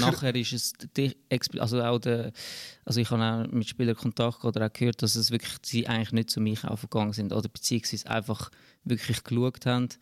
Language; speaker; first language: German; native; German